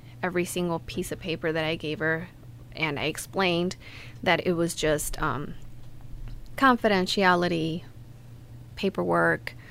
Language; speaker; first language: English; early bilingual, other home language; Spanish